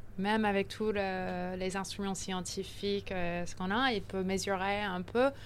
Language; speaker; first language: French; early bilingual, heritage; French